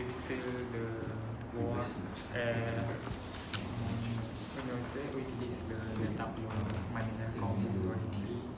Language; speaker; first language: French; non-native, learner; Khmer